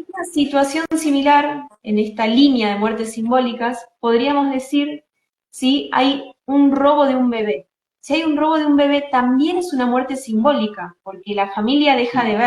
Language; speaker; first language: Spanish; native; Spanish